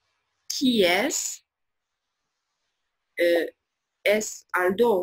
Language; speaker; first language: French; non-native, learner; Albanian